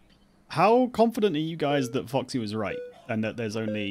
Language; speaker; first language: English; native; English